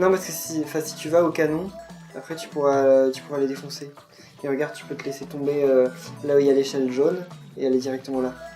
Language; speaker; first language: French; native; French